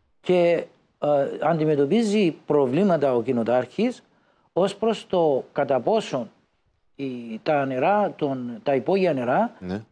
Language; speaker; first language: Greek; native; Greek